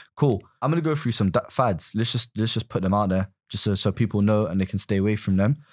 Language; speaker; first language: English; native; English